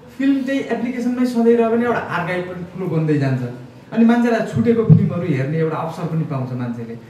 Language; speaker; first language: Nepali; native; Nepali